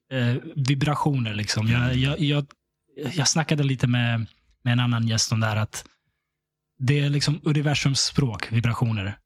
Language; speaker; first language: Swedish; early bilingual, other home language; Russian